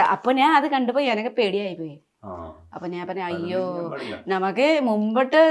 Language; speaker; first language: Malayalam; non-native, fluent; Nepali